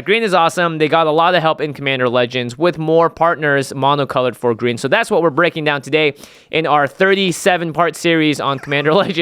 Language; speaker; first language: English; native; English